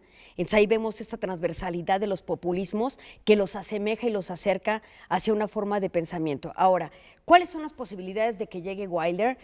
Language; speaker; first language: Spanish; native; Spanish